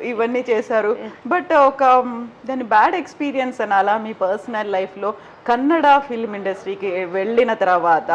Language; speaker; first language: Telugu; native; Telugu